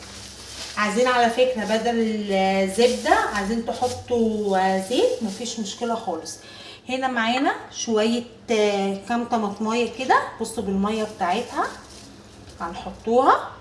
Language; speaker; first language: Arabic; native; Arabic